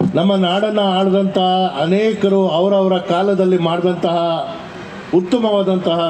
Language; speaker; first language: Kannada; non-native, local second language; Urdu